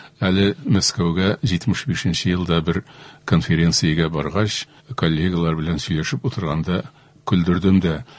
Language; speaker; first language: Tatar; native; Tatar